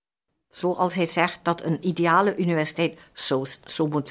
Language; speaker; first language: Dutch; non-native, fluent; German